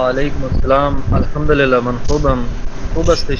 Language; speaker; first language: Persian; non-native, learner; Urdu